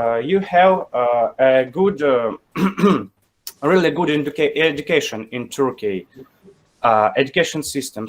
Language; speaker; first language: English; non-native, learner; Ukrainian